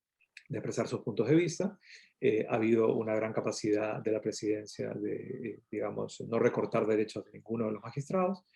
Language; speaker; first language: Spanish; native; Spanish